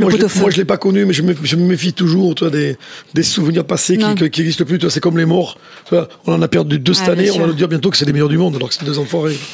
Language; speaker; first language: French; native; French